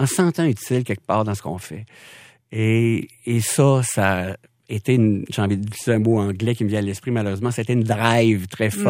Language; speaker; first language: French; native; French